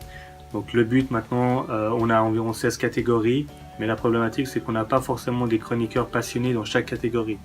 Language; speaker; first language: French; early bilingual, other home language; Persian